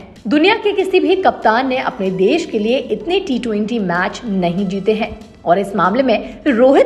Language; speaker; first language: Hindi; native; Hindi